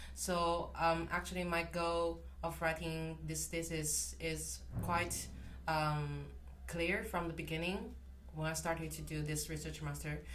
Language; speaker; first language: English; non-native, fluent; Chinese